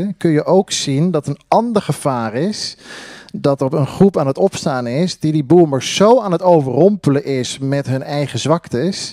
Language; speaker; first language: Dutch; native; Dutch